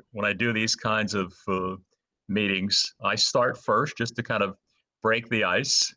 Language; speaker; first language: English; native; English